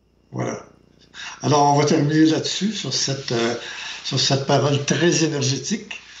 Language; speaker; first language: French; native; French